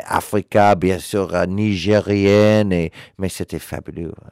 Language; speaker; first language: French; non-native, learner; English